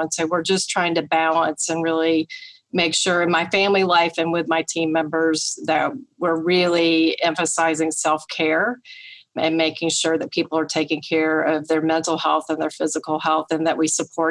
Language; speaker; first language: English; native; English